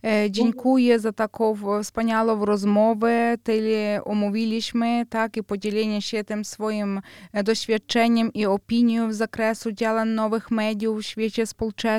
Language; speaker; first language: Ukrainian; non-native, learner; Polish